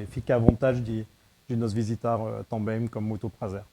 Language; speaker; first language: Portuguese; non-native, fluent; French